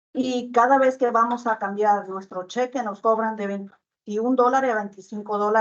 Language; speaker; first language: Spanish; native; Spanish